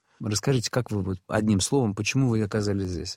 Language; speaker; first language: Russian; native; Russian